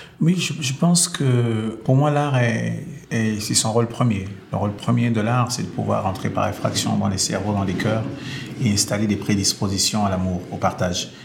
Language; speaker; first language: French; non-native, local second language; Basaa